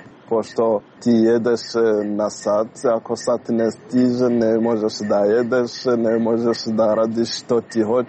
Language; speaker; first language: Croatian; non-native, learner; Rundi